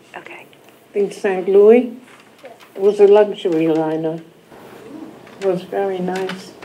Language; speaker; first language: English; non-native, fluent; German